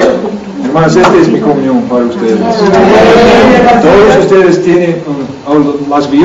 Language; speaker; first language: Spanish; non-native, learner; English